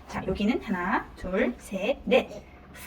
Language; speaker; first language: Korean; native; Korean